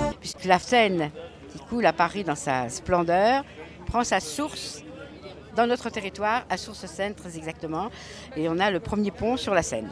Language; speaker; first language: French; native; French